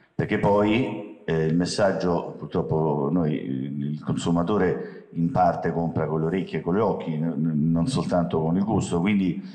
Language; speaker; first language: Italian; native; Italian